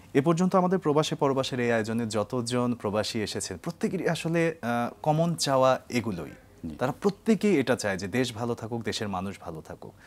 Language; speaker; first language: Bangla; native; Bangla